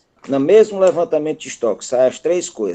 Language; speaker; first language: Portuguese; native; Portuguese